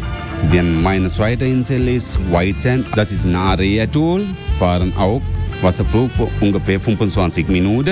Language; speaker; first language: German; non-native, learner; Sinhala